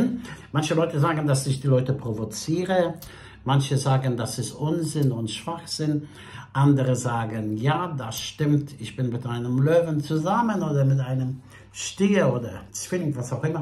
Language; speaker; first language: German; non-native, fluent; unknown